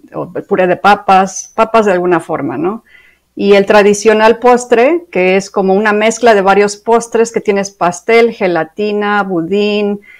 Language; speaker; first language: Spanish; native; Spanish